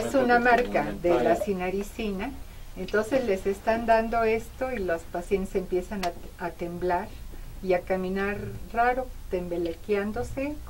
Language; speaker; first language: Spanish; native; Spanish